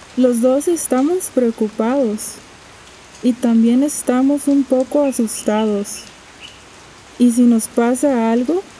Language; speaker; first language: Spanish; native; Spanish